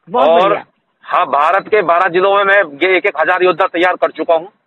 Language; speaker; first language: Hindi; native; Hindi